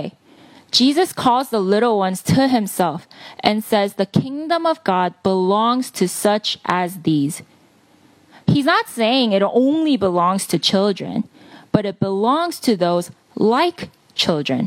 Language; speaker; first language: English; early bilingual, other home language; Korean